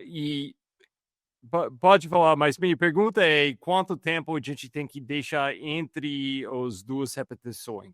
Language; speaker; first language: Portuguese; non-native, fluent; English